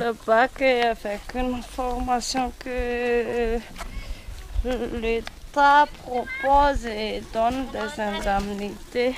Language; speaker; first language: French; non-native, local second language; Malagasy